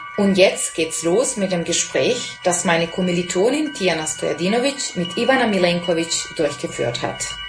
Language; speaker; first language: German; non-native, fluent; Serbian